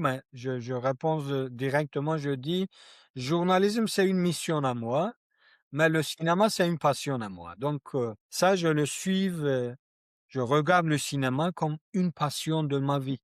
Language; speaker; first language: French; non-native, learner; Kurdish